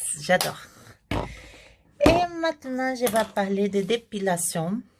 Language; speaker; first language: French; non-native, learner; Portuguese